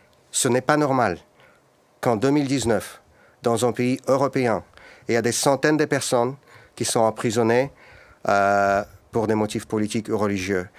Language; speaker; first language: French; non-native, fluent; Russian